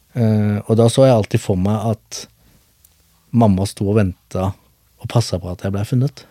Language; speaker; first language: Norwegian; early bilingual, other home language; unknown